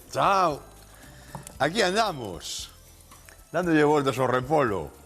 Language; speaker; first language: Galician; native; Galician